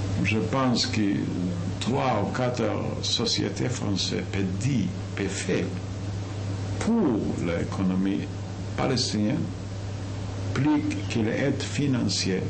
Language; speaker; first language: French; non-native, fluent; Yiddish